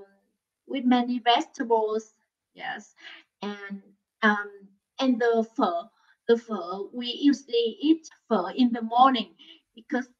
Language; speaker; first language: English; non-native, learner; Vietnamese